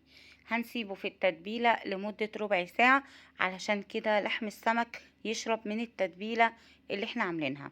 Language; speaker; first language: Arabic; native; Arabic